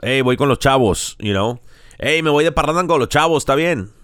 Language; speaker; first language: Spanish; early bilingual, heritage; Spanish